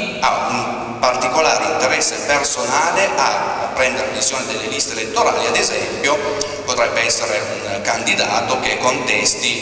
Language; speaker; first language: Italian; native; Italian